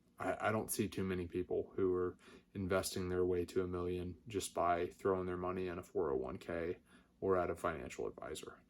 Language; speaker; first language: English; native; English